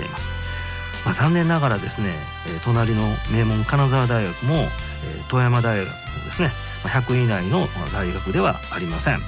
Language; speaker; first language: Japanese; native; Japanese